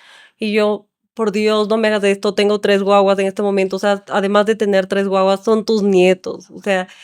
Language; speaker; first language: Spanish; native; Spanish